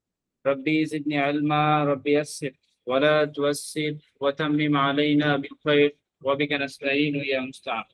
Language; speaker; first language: Arabic; non-native, fluent; Bangla